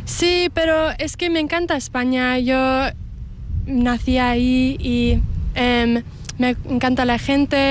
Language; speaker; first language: Spanish; early bilingual, heritage; Spanish